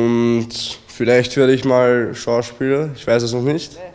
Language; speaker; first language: German; early bilingual, other home language; Serbian